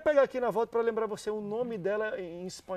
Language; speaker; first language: Portuguese; native; Portuguese